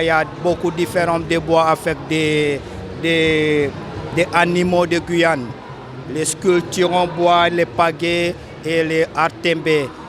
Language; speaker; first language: French; non-native, local second language; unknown